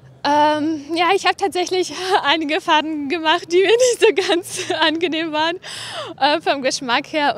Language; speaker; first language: German; non-native, fluent; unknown